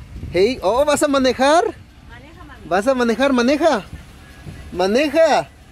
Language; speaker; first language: Spanish; early bilingual, heritage; Spanish